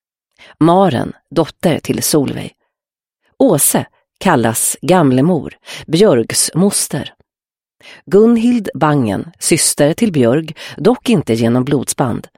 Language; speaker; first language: Swedish; native; Swedish